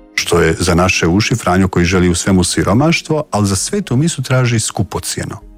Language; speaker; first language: Croatian; native; Croatian